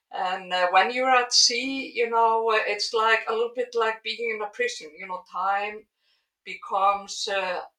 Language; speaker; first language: English; non-native, fluent; Icelandic